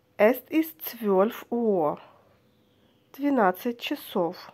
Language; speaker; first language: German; non-native, fluent; Russian